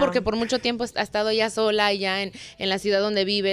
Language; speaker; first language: Spanish; early bilingual, heritage; Spanish